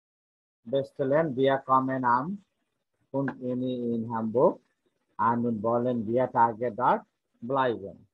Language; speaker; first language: German; non-native, fluent; Bangla